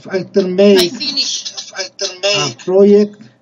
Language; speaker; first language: English; non-native, learner; Spanish